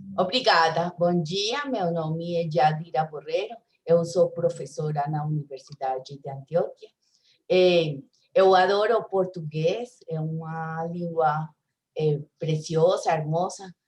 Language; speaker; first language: Portuguese; non-native, learner; Spanish